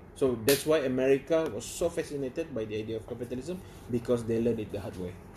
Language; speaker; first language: English; non-native, local second language; Malay